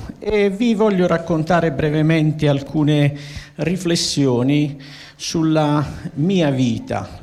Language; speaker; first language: Italian; native; Italian